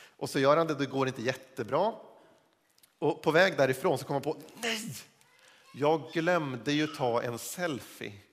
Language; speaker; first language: Swedish; native; Swedish